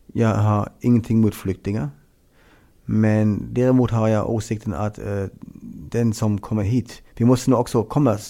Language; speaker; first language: Swedish; non-native, fluent; German